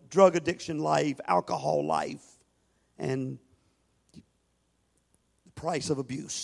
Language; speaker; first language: English; native; English